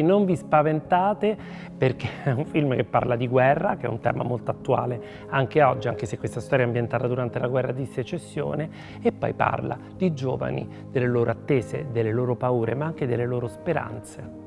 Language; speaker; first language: Italian; native; Italian